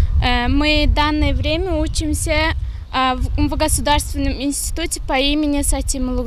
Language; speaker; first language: Russian; non-native, fluent; Turkmen